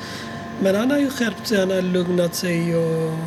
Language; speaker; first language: Swedish; non-native, fluent; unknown